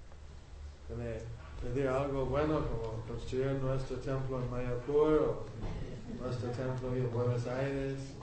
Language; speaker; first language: Spanish; non-native, learner; English